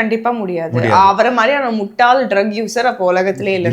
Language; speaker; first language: Tamil; native; Tamil